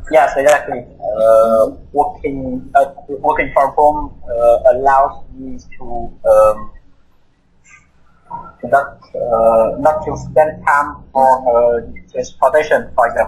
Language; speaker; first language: English; non-native, learner; Vietnamese